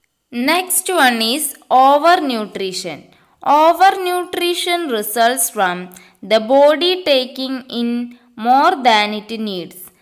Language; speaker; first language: English; non-native, local second language; Malayalam